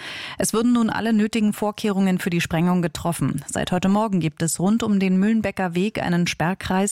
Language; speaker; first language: German; native; German